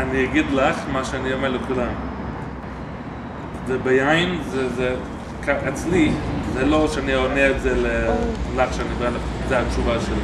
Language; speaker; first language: Hebrew; non-native, fluent; English